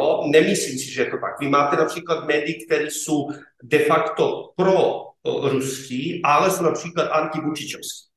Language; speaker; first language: Czech; non-native, fluent; Serbian